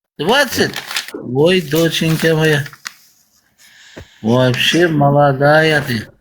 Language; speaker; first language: Russian; non-native, learner; Uzbek